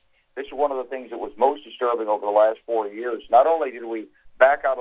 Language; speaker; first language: English; native; English